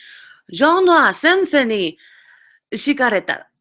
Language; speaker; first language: Japanese; non-native, fluent; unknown